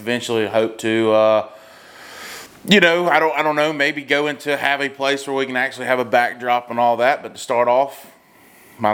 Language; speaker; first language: English; native; English